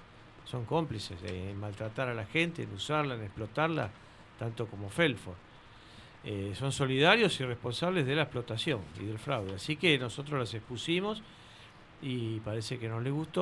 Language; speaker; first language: Spanish; native; Spanish